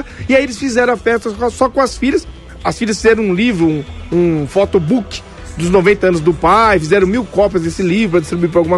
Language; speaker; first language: Portuguese; native; Portuguese